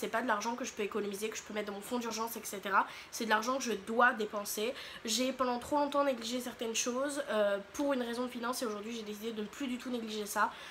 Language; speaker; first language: French; native; French